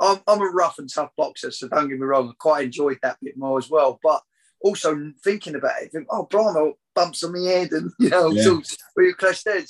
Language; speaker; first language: English; native; English